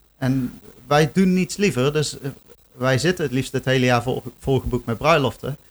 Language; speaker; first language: Dutch; native; Dutch